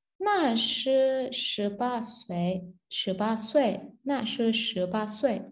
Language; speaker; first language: Chinese; non-native, learner; Turkish